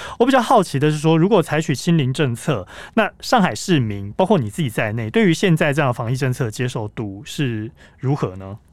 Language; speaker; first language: Chinese; native; Chinese